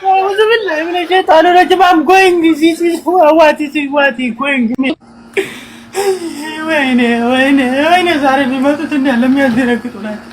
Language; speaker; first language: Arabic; non-native, learner; Amharic